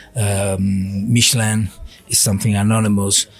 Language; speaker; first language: English; non-native, learner; Italian